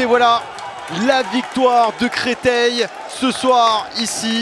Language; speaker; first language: French; native; French